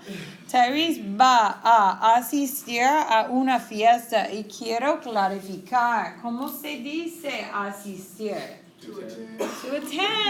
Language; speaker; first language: Spanish; non-native, fluent; English